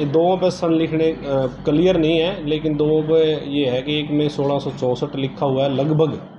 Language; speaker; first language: Hindi; native; Hindi